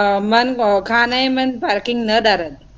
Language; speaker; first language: Persian; non-native, learner; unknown